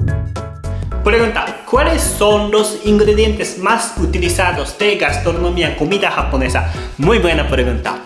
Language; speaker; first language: Spanish; non-native, learner; Japanese